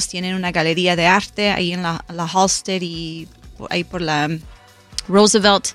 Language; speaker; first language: Spanish; non-native, local second language; English